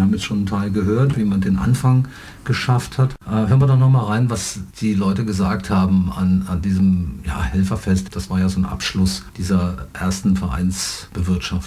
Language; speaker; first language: German; native; German